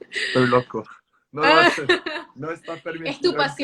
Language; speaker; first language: Spanish; non-native, fluent; French